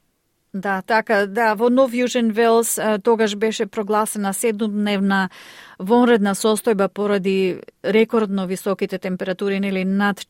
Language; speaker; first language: Macedonian; native; Macedonian